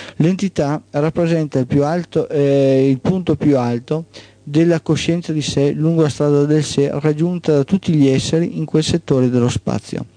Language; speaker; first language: Italian; native; Italian